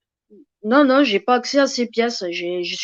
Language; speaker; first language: French; native; French